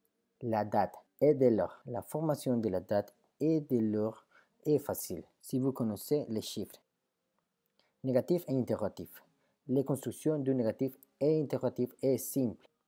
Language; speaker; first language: French; non-native, fluent; Spanish